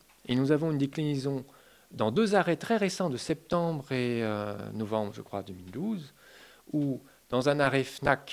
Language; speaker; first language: French; native; French